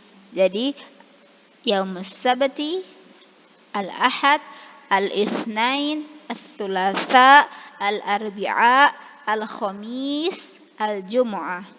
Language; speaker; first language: Arabic; non-native, fluent; Indonesian